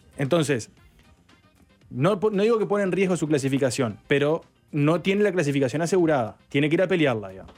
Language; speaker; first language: Spanish; native; Spanish